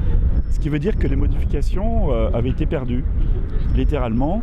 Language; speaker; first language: French; native; French